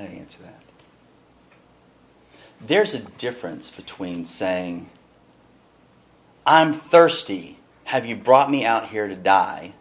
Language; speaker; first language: English; native; English